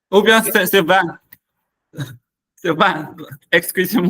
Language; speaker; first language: French; non-native, learner; Chinese